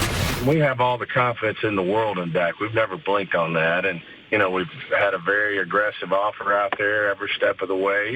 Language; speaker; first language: English; native; English